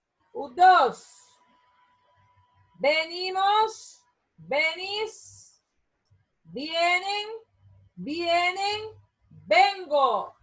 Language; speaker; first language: Spanish; non-native, learner; Portuguese